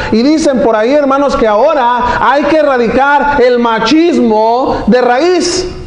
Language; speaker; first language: Spanish; native; Spanish